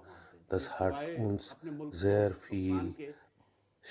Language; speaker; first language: German; non-native, learner; Urdu